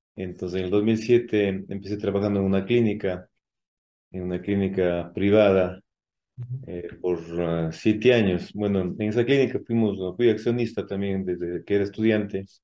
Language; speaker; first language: Spanish; native; Spanish